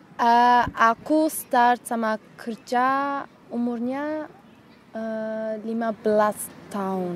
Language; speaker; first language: Indonesian; early bilingual, heritage; Indonesian